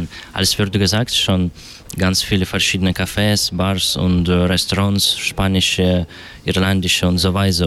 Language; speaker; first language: German; non-native, learner; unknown